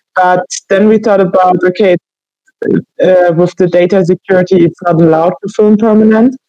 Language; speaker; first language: English; non-native, fluent; German